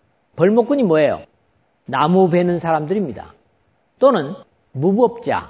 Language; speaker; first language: Korean; native; Korean